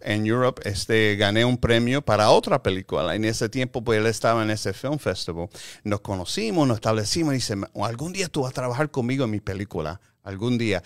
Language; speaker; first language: Spanish; early bilingual, heritage; Spanish